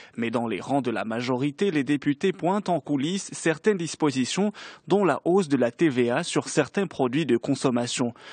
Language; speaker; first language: French; non-native, local second language; Arabic